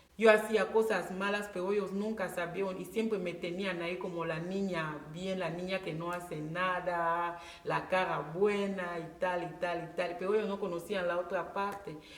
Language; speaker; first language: Spanish; non-native, local second language; Fang